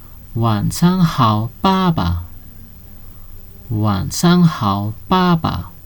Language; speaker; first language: Chinese; non-native, fluent; Nepali